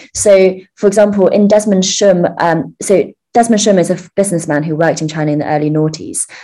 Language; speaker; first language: English; early bilingual, other home language; Chinese